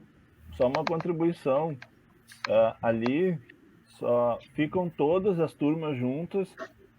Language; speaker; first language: Portuguese; native; Portuguese